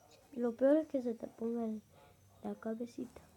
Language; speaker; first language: Spanish; native; Spanish